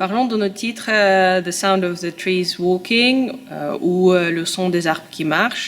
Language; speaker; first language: French; non-native, learner; Russian